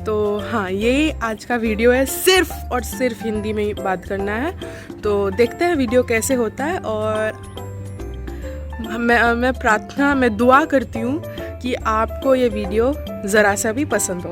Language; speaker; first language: Hindi; non-native, local second language; Bangla